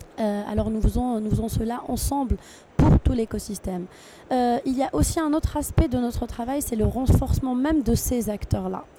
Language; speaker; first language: French; non-native, local second language; Arabic